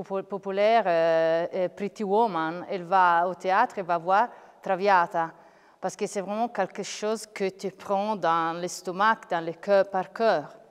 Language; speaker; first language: French; non-native, fluent; Italian